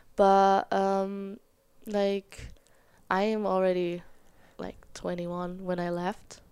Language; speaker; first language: English; non-native, fluent; German